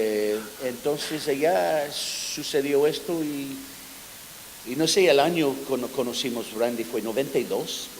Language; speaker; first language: Spanish; non-native, fluent; English